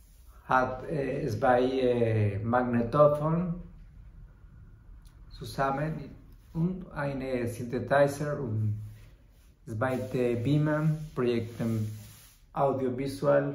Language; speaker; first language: German; non-native, learner; Spanish